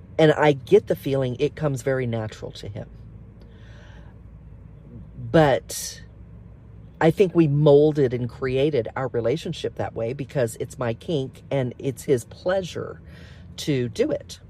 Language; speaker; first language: English; native; English